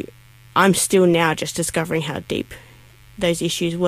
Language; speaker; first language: English; native; English